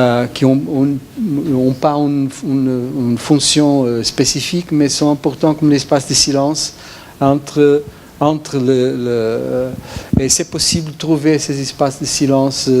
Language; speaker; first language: French; non-native, fluent; Portuguese